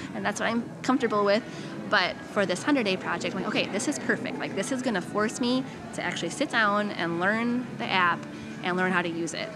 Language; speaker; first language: English; native; English